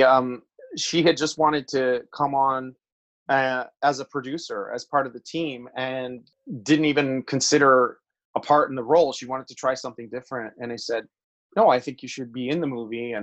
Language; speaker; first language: English; native; English